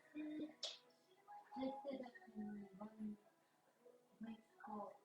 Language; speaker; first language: French; non-native, learner; Chinese